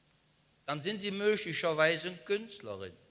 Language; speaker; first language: German; native; German